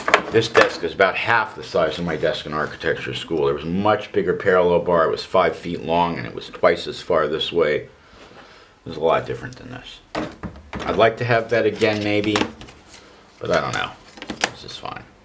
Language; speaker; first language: English; native; English